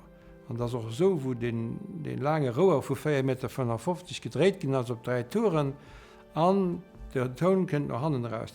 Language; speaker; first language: German; non-native, local second language; Luxembourgish